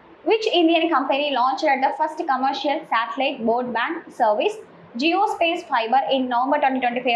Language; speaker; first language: English; non-native, local second language; Tamil